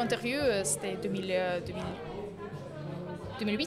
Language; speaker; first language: French; non-native, fluent; Polish